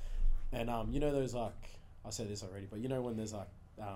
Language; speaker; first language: English; early bilingual, other home language; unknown